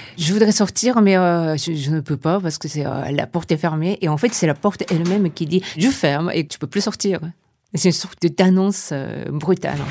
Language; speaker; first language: French; non-native, fluent; Japanese